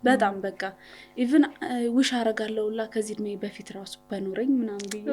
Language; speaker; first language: Amharic; native; Amharic